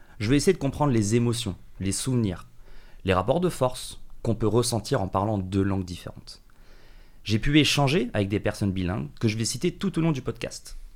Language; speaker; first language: French; early bilingual, other home language; English